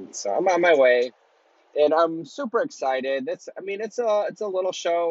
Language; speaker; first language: English; native; English